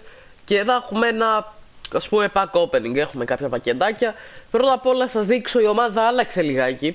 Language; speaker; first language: Greek; native; Greek